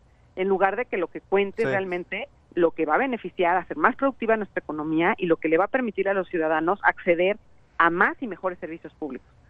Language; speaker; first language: Spanish; native; Spanish